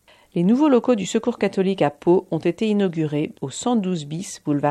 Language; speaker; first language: French; native; French